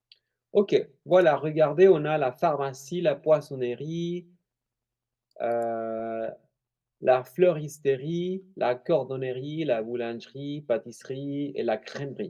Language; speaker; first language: French; non-native, fluent; Spanish